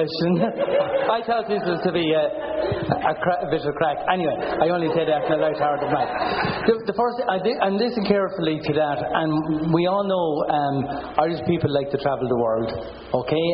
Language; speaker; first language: English; native; English